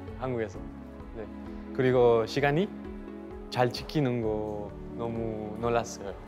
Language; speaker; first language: Korean; non-native, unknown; Spanish